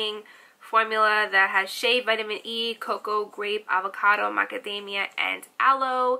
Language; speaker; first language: English; native; English